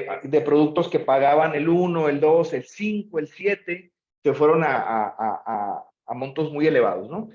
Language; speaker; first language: Spanish; native; Spanish